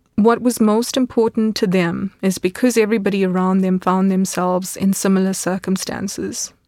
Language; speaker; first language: English; native; English